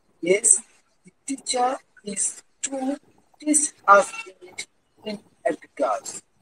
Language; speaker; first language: English; non-native, learner; Bangla